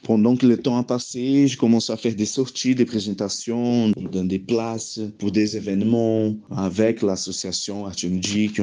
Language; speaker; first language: French; non-native, fluent; Portuguese